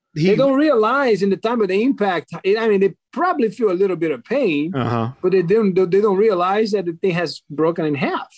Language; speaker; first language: English; non-native, fluent; Portuguese